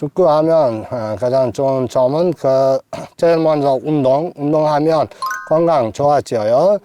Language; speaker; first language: Korean; non-native, learner; Uzbek